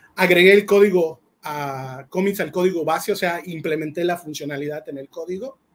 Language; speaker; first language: Spanish; native; Spanish